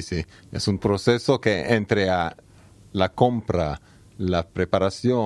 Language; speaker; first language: Catalan; non-native, learner; Hebrew